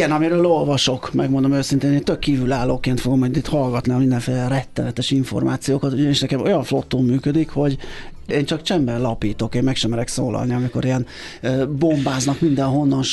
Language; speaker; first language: Hungarian; native; Hungarian